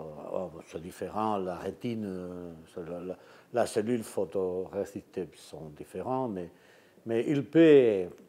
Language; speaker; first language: French; non-native, fluent; Spanish